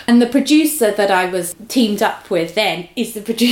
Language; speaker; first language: English; native; English